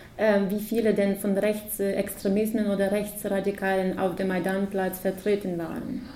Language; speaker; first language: German; non-native, fluent; Ukrainian